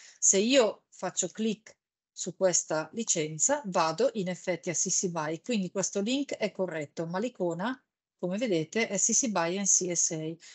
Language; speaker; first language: Italian; native; Italian